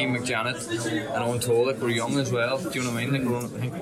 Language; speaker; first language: English; native; English